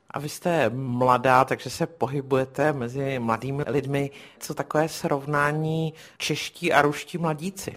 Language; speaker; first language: Czech; native; Czech